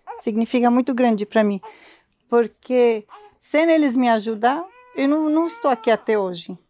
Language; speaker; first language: Portuguese; non-native, learner; Arabic